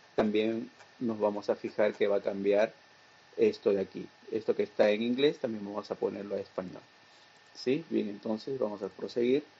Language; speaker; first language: Spanish; native; Spanish